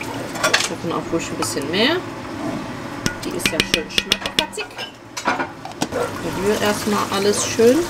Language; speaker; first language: German; native; German